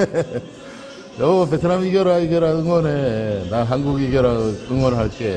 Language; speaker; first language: Korean; native; Korean